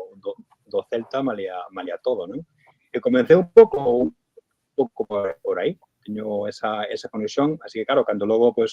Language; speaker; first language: Galician; non-native, local second language; Spanish